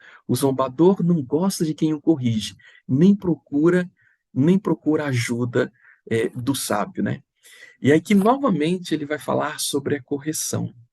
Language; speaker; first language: Portuguese; native; Portuguese